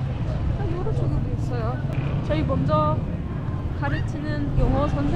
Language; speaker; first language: Korean; non-native, learner; Persian